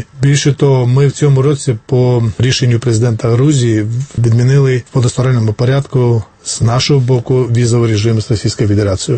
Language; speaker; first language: Ukrainian; non-native, fluent; Georgian